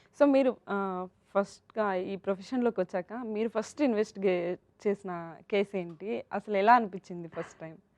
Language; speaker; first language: Telugu; native; Telugu